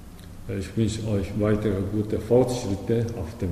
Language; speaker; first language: German; non-native, learner; Japanese